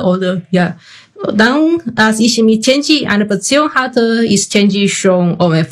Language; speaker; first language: German; non-native, fluent; Chinese